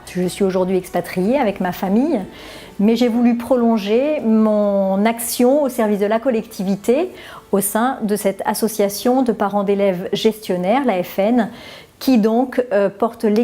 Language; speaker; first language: French; native; French